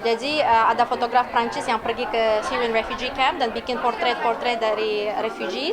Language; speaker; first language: Indonesian; non-native, learner; Uyghur